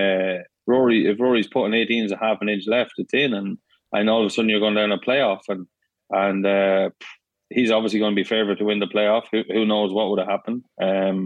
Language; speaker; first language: English; native; English